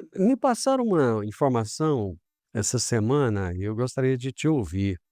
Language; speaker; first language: Portuguese; native; Portuguese